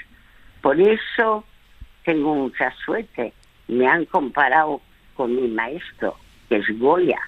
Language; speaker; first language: Spanish; non-native, fluent; French